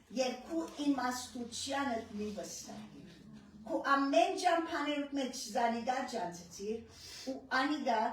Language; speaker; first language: Armenian; early bilingual, heritage; Armenian